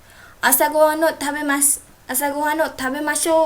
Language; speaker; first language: Japanese; non-native, fluent; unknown